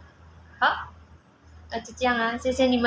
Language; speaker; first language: Chinese; non-native, learner; Indonesian